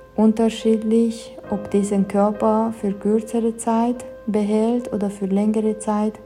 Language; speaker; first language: German; non-native, fluent; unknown